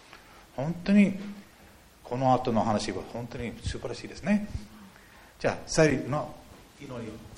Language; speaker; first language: Japanese; non-native, fluent; English